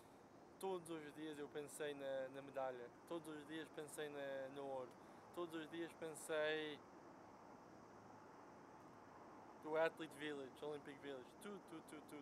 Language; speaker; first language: Portuguese; non-native, fluent; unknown